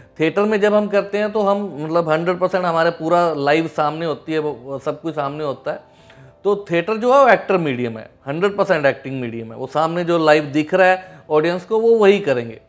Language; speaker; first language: Hindi; native; Hindi